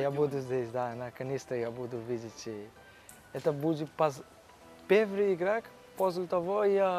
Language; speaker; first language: Russian; non-native, learner; Portuguese